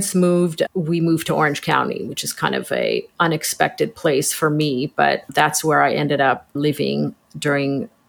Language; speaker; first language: English; early bilingual, other home language; Hebrew